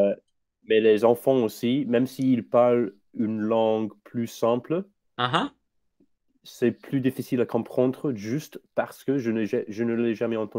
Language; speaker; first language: French; non-native, fluent; English